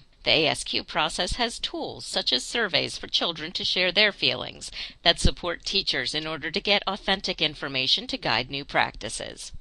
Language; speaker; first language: English; native; English